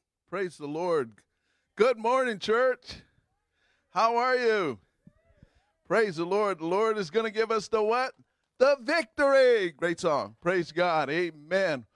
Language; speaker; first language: English; native; English